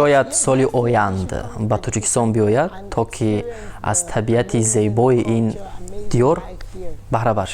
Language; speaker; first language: Persian; non-native, fluent; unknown